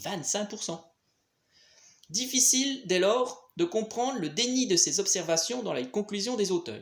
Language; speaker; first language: French; native; French